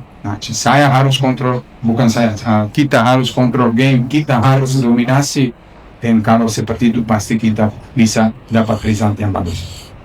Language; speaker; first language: Indonesian; non-native, fluent; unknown